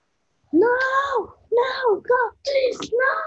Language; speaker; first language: English; non-native, learner; Vietnamese